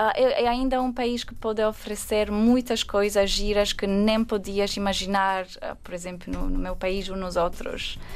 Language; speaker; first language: Portuguese; non-native, fluent; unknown